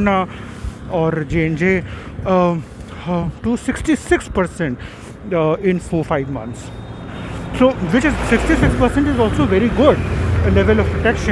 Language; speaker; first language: English; non-native, local second language; Hindi